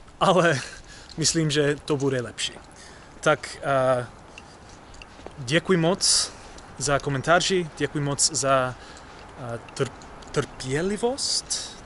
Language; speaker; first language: Czech; non-native, learner; English